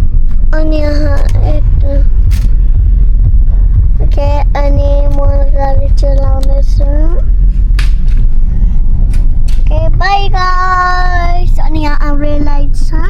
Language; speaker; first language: Nepali; early bilingual, heritage; Nepali